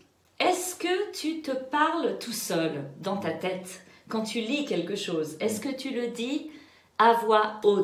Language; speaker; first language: French; native; French